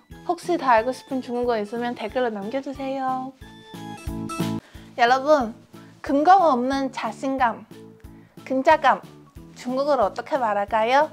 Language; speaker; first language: Korean; non-native, fluent; Chinese